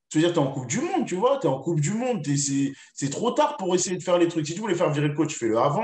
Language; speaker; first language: French; native; French